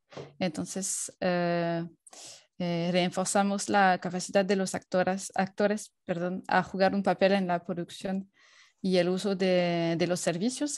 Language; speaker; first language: Spanish; non-native, fluent; French